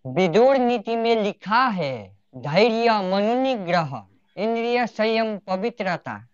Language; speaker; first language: Hindi; native; Hindi